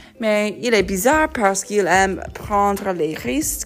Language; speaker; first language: French; non-native, learner; English